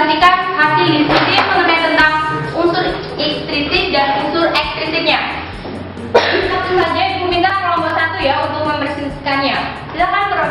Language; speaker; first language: Indonesian; native; Indonesian